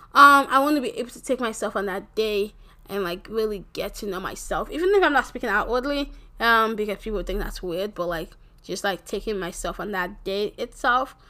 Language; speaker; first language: English; early bilingual, other home language; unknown